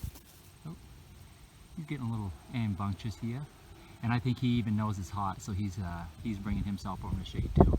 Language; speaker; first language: English; native; English